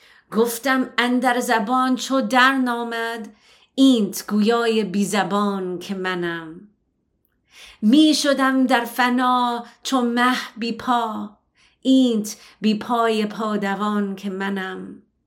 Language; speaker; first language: Persian; early bilingual, heritage; Persian